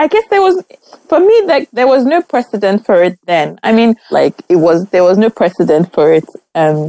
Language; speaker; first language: English; non-native, local second language; Igbo